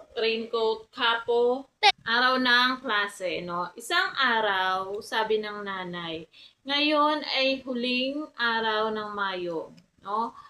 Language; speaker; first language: Filipino; native; Filipino